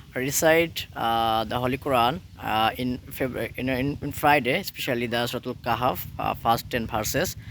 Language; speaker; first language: English; non-native, local second language; Bangla